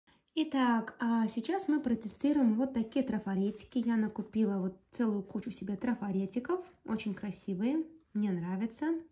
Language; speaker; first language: Russian; native; Russian